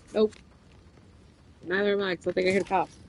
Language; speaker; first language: English; native; English